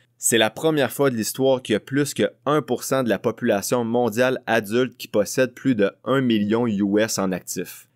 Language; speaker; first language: French; native; French